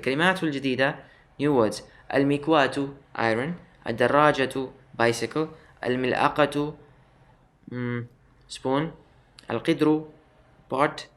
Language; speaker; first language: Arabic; non-native, fluent; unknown